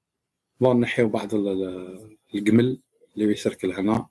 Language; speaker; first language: Arabic; native; Arabic